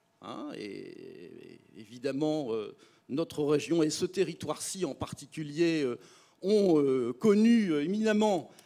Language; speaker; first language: French; native; French